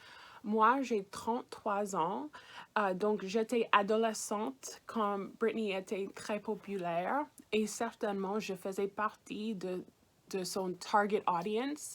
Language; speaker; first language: French; non-native, fluent; English